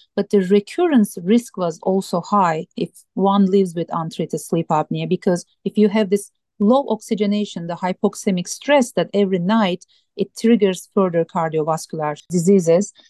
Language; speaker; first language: English; non-native, fluent; Turkish